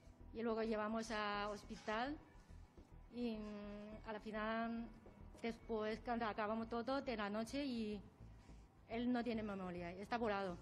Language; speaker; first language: Spanish; non-native, learner; Chinese